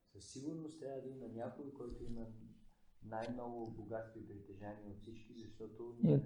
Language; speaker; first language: Bulgarian; native; Bulgarian